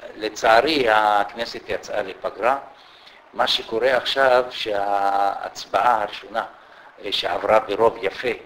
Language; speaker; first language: Hebrew; non-native, local second language; Arabic